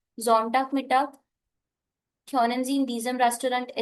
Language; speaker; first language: German; non-native, fluent; Hindi